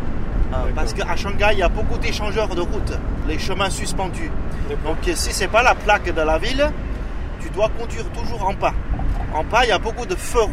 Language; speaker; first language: French; non-native, fluent; Chinese